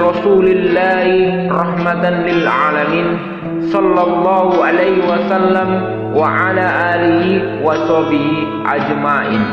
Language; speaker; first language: Indonesian; native; Indonesian